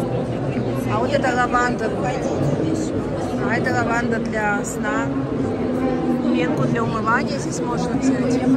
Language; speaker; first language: Russian; native; Russian